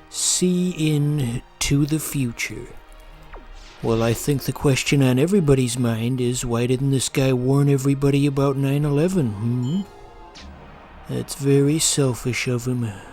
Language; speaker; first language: English; native; English